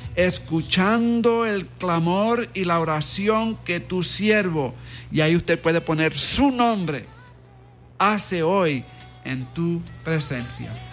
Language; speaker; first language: Spanish; early bilingual, heritage; Spanish